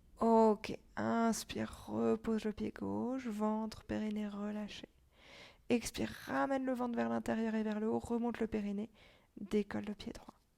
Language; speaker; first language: French; native; French